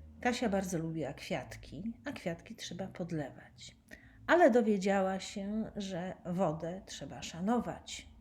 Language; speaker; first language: Polish; native; Polish